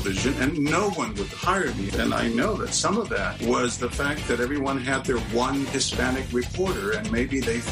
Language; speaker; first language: English; early bilingual, other home language; Spanish